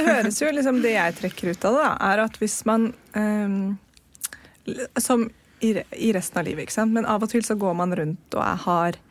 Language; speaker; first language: Norwegian; native; Norwegian